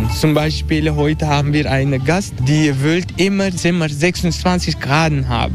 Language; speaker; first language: German; non-native, fluent; Turkish